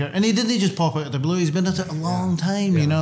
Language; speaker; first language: English; native; English